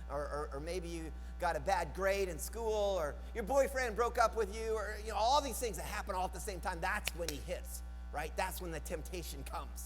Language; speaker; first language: English; native; English